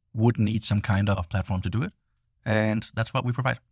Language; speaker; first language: English; non-native, fluent; Danish